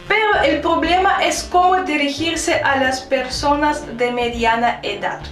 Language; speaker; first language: Spanish; non-native, fluent; Russian